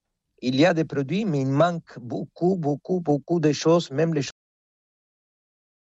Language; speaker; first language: French; non-native, fluent; Spanish